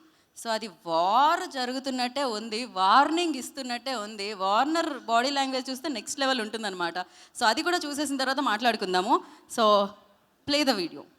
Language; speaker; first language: Telugu; native; Telugu